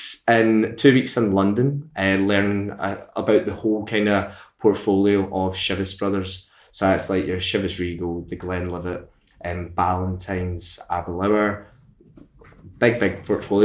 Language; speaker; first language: English; native; English